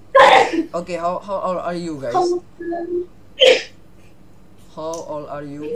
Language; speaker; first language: English; non-native, learner; Thai